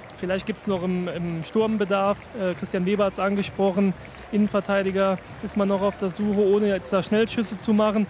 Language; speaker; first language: German; native; German